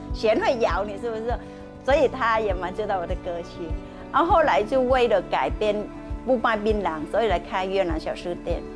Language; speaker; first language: Chinese; non-native, fluent; Vietnamese